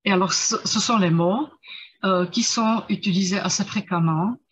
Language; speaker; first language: French; non-native, fluent; Czech